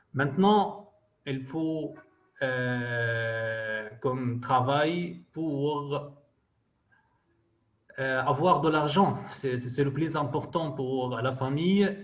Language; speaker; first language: French; non-native, fluent; Arabic